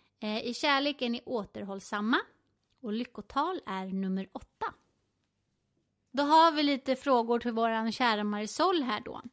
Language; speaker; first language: Swedish; native; Swedish